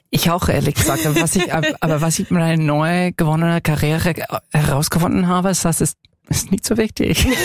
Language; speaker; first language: German; non-native, fluent; English